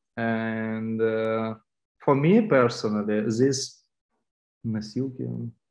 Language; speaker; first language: English; non-native, fluent; Ukrainian